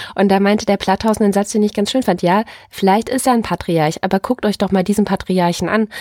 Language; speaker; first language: German; native; German